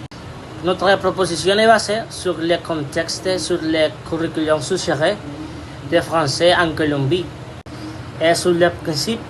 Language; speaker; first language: French; non-native, fluent; Spanish